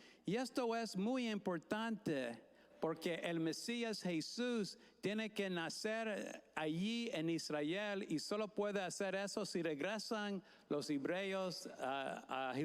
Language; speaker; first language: Spanish; non-native, fluent; English